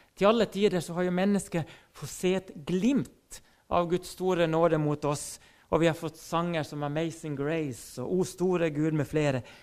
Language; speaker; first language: Norwegian; non-native, fluent; Finnish